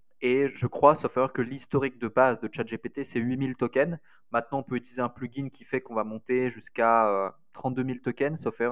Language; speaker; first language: French; native; French